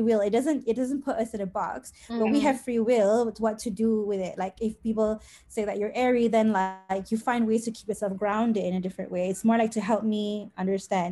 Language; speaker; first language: English; non-native, local second language; Malay